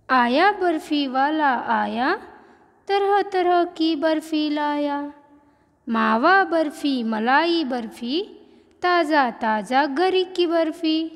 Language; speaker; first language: Hindi; non-native, local second language; Marathi